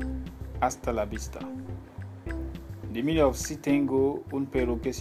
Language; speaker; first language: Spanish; non-native, learner; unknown